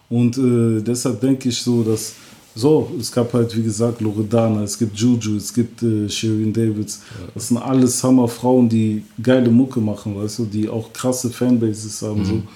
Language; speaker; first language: German; early bilingual, other home language; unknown